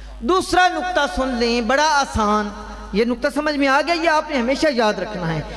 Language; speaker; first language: Urdu; non-native, local second language; Punjabi